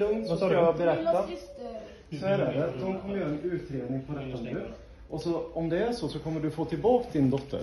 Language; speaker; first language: Swedish; native; Swedish